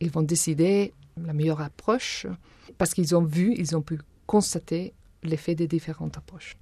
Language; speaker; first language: French; non-native, fluent; Spanish